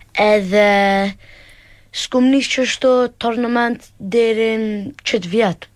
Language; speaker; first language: Albanian; early bilingual, heritage; Albanian